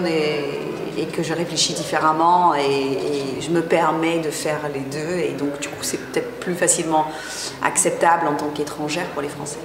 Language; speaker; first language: French; non-native, fluent; English